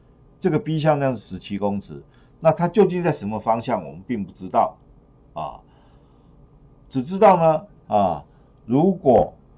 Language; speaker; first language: Chinese; native; Chinese